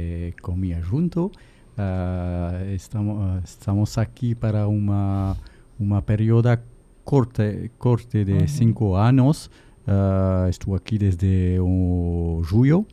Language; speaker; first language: Portuguese; non-native, learner; French